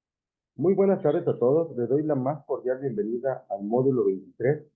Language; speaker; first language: Spanish; native; Spanish